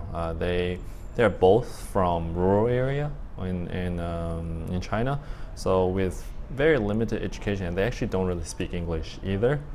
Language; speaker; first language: English; early bilingual, other home language; Chinese